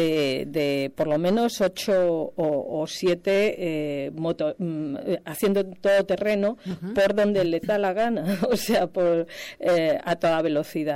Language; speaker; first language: Spanish; native; Spanish